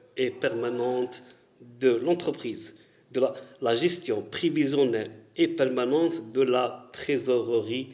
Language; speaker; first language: French; non-native, local second language; Arabic